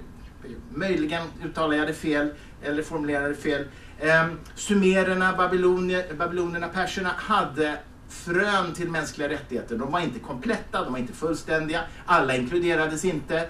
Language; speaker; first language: Swedish; native; Swedish